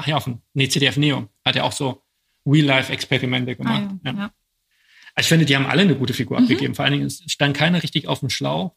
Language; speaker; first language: German; native; German